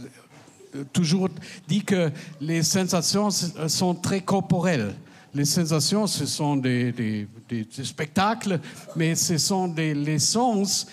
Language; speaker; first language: French; non-native, fluent; German